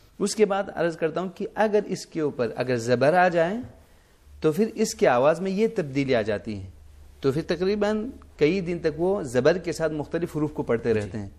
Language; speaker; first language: Urdu; non-native, local second language; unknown